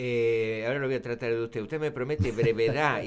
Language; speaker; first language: Spanish; native; Spanish